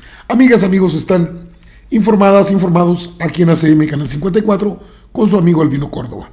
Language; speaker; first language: Spanish; native; Spanish